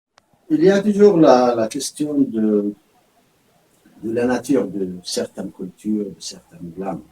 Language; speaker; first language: French; non-native, fluent; Arabic